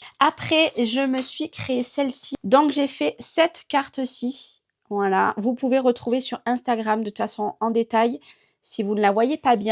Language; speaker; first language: French; native; French